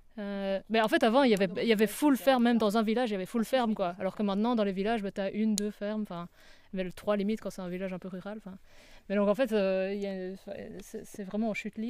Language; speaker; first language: French; native; French